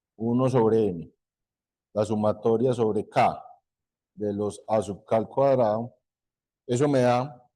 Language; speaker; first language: Spanish; native; Spanish